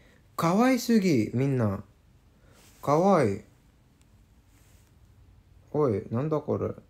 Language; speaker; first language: Japanese; non-native, learner; English